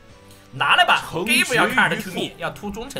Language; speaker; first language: Chinese; native; Chinese